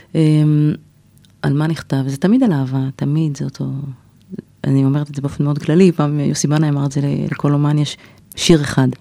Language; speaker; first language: Hebrew; native; Hebrew